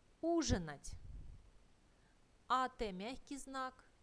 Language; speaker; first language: Russian; non-native, fluent; Turkish